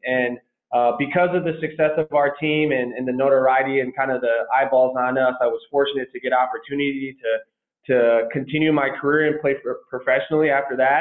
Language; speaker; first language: English; native; English